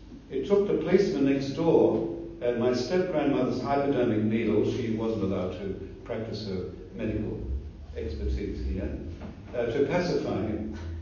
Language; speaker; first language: English; early bilingual, other home language; German